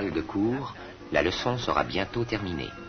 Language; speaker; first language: French; native; French